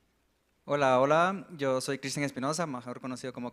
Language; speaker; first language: Spanish; native; Spanish